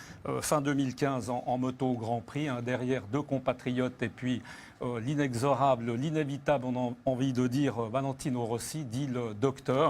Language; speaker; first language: French; native; French